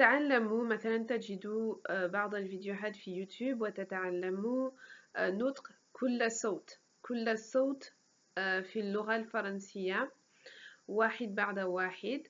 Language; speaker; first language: Arabic; non-native, fluent; French